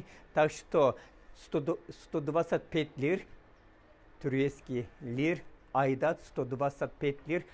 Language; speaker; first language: Russian; non-native, learner; Turkish